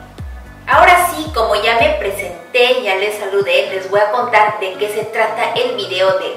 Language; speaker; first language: Spanish; non-native, fluent; Korean